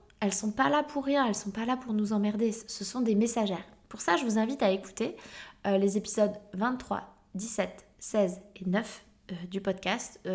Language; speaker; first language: French; native; French